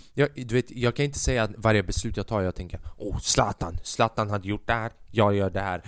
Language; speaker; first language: Swedish; early bilingual, other home language; Albanian